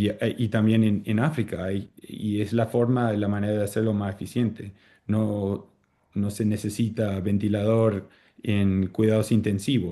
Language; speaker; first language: Spanish; early bilingual, heritage; Spanish